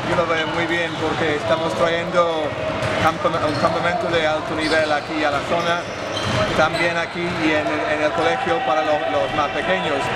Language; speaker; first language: Spanish; non-native, fluent; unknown